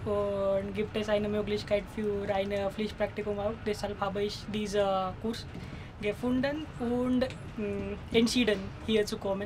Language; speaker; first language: German; non-native, learner; Marathi